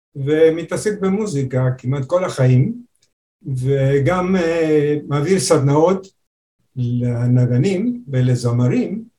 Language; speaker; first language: Hebrew; non-native, fluent; Spanish